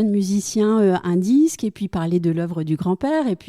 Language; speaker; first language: French; native; French